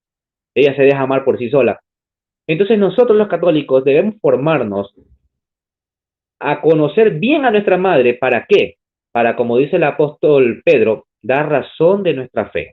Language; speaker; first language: Spanish; native; Spanish